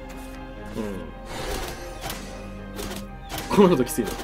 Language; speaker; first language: Japanese; native; Japanese